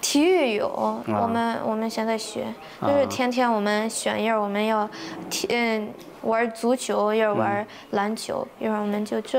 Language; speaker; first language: Chinese; early bilingual, heritage; Chinese